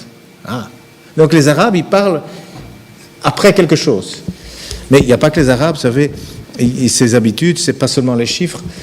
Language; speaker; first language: French; native; French